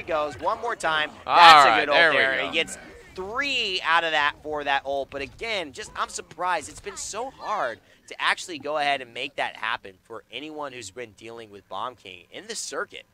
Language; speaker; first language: English; native; English